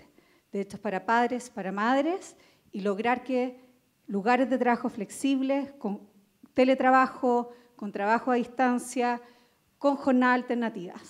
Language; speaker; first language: Spanish; native; Spanish